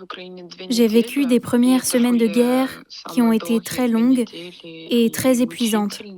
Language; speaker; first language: French; early bilingual, other home language; Ukrainian